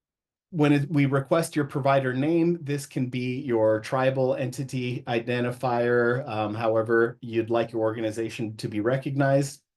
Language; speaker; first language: English; native; English